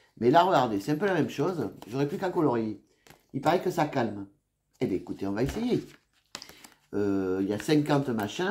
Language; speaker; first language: French; native; French